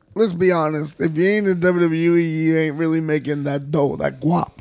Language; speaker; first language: English; native; English